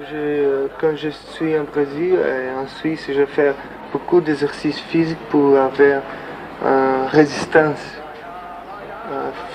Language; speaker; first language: French; non-native, learner; Portuguese